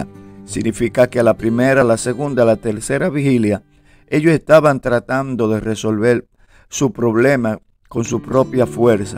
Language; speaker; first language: Spanish; native; Spanish